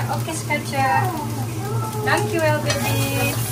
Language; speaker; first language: Dutch; non-native, learner; Indonesian